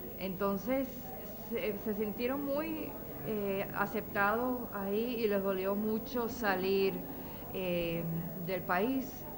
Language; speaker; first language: Spanish; non-native, local second language; Yiddish